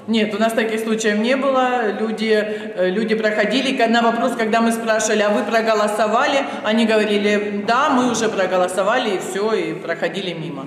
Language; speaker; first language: Russian; native; Russian